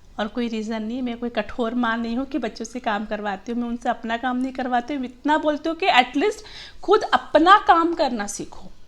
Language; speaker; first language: Hindi; non-native, local second language; Gujarati